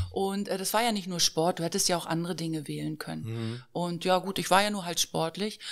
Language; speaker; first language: German; native; German